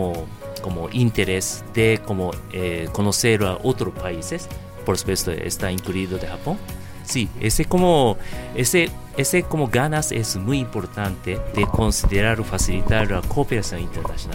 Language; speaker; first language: Spanish; non-native, learner; Japanese